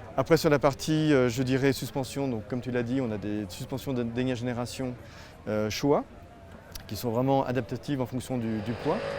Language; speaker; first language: French; native; French